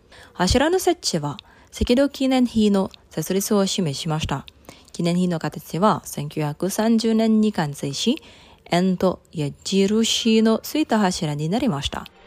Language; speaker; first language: Japanese; non-native, fluent; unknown